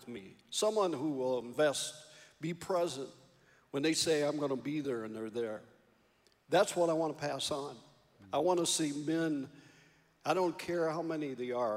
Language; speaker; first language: English; native; English